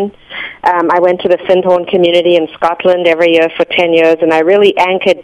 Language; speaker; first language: English; native; English